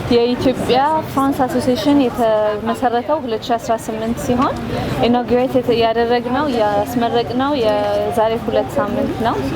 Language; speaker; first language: Amharic; early bilingual, heritage; Amharic